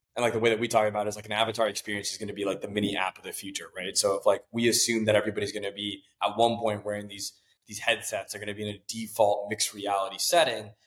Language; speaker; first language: English; native; English